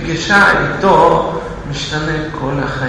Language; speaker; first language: Hebrew; non-native, fluent; Russian